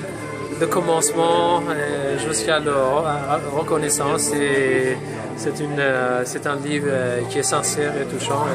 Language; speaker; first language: French; non-native, fluent; Persian